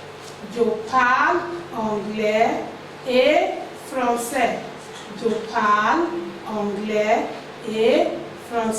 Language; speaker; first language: French; non-native, fluent; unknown